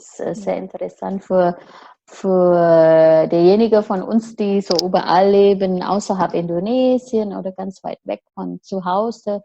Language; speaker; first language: German; non-native, fluent; Indonesian